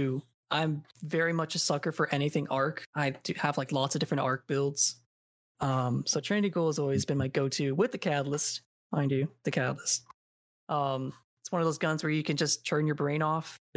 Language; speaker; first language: English; native; English